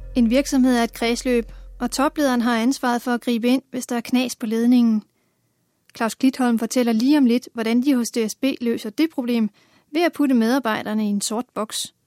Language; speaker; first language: Danish; native; Danish